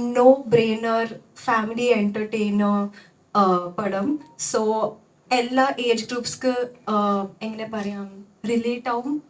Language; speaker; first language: Malayalam; non-native, local second language; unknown